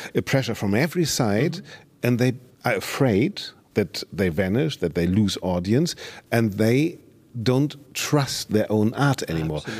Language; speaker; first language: English; non-native, fluent; German